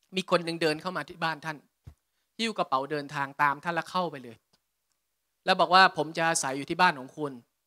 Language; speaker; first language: Thai; native; Thai